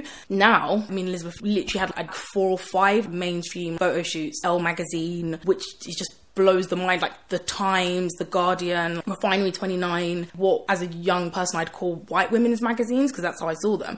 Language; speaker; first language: English; native; English